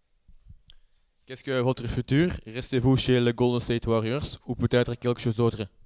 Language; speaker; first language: French; non-native, local second language; Dutch